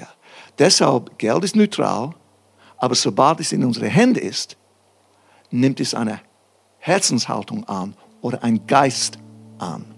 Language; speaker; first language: German; non-native, fluent; English